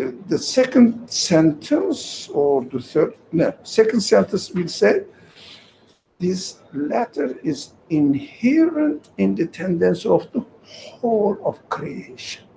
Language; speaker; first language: English; non-native, fluent; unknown